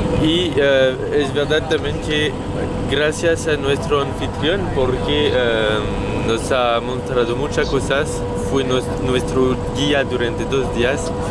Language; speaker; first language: Spanish; non-native, fluent; French